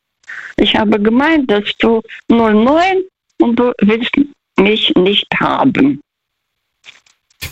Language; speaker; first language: German; non-native, learner; Russian